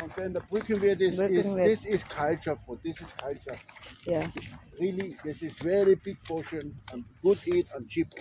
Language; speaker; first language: English; non-native, learner; German